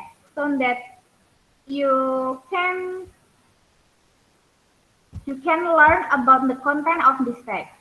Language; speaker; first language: English; non-native, learner; Indonesian